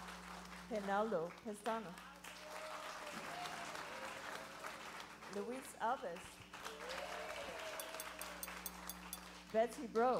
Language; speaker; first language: Spanish; non-native, learner; English